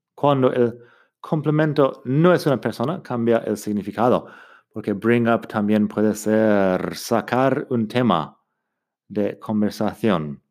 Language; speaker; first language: Spanish; non-native, fluent; English